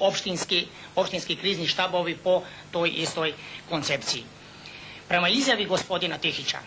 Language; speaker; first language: Bosnian; native; Bosnian